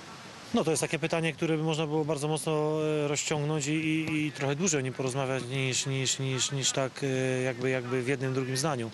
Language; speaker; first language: Polish; native; Polish